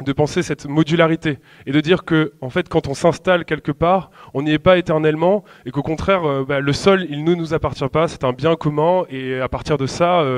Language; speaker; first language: French; native; French